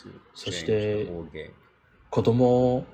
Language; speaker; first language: Japanese; non-native, learner; English